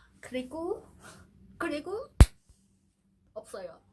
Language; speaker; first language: Korean; non-native, learner; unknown